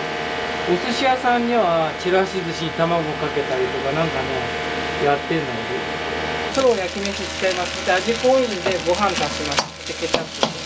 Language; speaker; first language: Japanese; native; Japanese